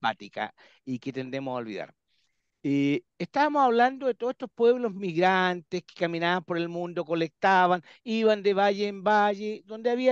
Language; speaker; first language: Spanish; native; Spanish